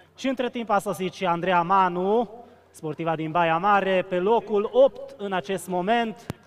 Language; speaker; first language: Romanian; non-native, local second language; Hungarian